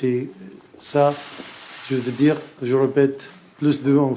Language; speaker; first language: French; non-native, learner; Arabic